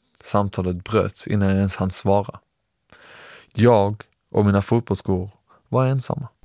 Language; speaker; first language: Swedish; early bilingual, other home language; Persian